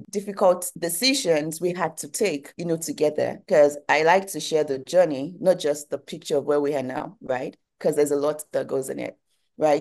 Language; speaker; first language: English; non-native, local second language; Yoruba